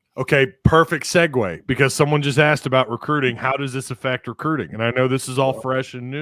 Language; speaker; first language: English; native; English